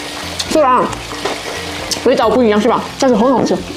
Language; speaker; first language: Chinese; non-native, learner; Korean